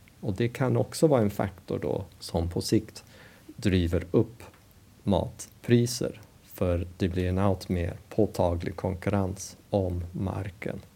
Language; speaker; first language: Swedish; non-native, fluent; English